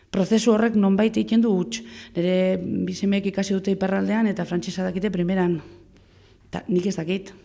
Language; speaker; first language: Basque; native; Basque